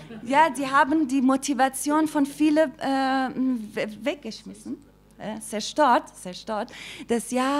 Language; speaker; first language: German; non-native, fluent; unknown